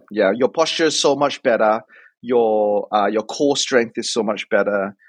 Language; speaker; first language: English; native; English